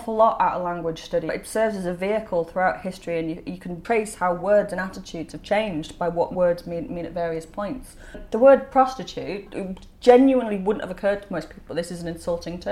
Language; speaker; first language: English; native; English